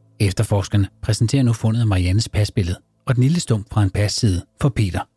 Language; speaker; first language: Danish; native; Danish